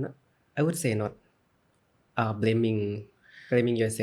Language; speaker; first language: English; non-native, learner; Thai